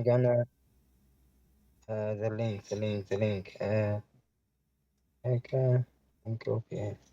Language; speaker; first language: English; non-native, learner; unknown